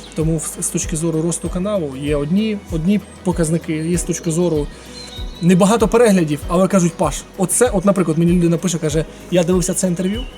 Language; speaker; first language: Ukrainian; non-native, local second language; Russian